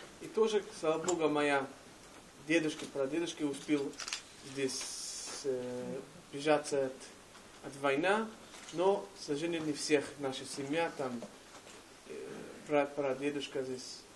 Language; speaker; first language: Russian; non-native, learner; English